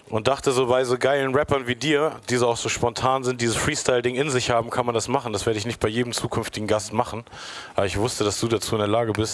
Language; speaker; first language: German; native; German